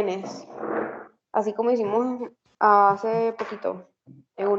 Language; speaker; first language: Spanish; native; Spanish